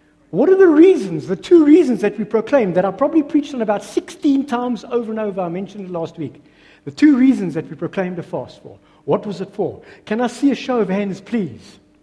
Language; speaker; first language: English; non-native, local second language; Afrikaans